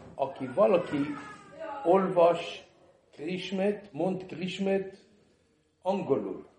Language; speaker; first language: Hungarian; early bilingual, heritage; Hungarian